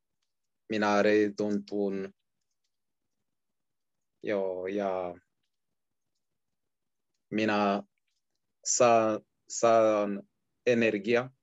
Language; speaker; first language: Finnish; non-native, learner; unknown